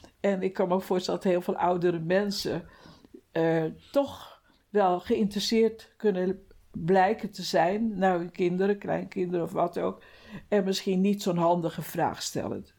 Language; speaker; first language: Dutch; native; Dutch